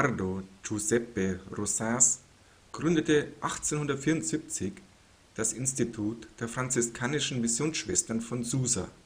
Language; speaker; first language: German; native; German